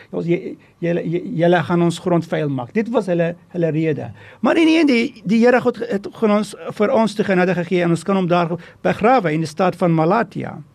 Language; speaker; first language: Afrikaans; non-native, fluent; Turkish